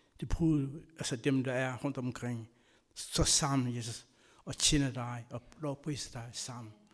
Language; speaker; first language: Danish; non-native, fluent; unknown